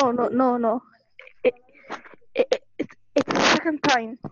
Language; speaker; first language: English; non-native, learner; Arabic